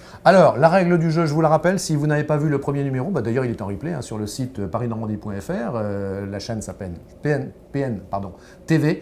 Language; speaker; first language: French; native; French